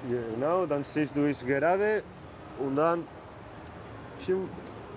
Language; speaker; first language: German; non-native, fluent; Spanish